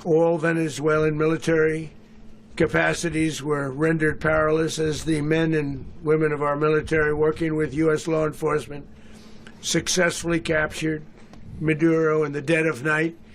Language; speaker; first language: English; native; English